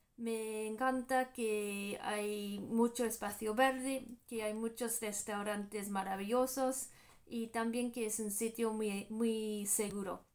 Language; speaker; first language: Spanish; non-native, fluent; English